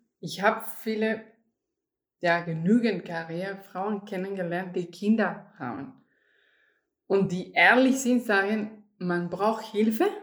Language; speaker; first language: German; non-native, fluent; Spanish